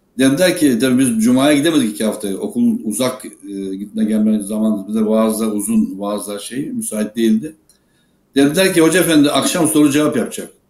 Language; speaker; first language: Turkish; native; Turkish